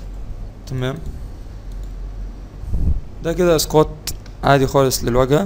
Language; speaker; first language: Arabic; native; Arabic